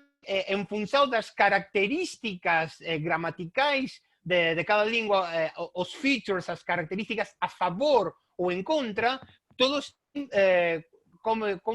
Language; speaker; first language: Portuguese; non-native, fluent; Spanish